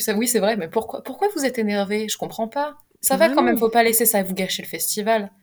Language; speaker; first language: French; native; French